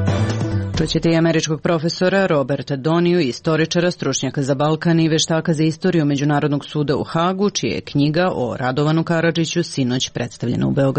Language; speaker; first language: Serbian; native; Serbian